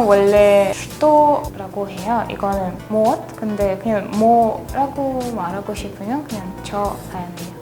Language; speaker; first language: Korean; non-native, learner; Russian